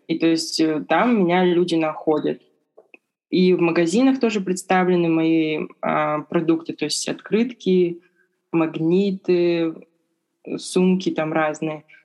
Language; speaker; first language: Russian; native; Russian